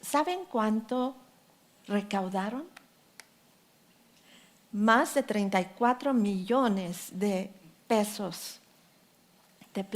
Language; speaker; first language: Spanish; early bilingual, heritage; Spanish